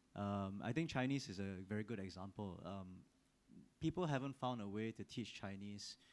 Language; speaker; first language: English; native; English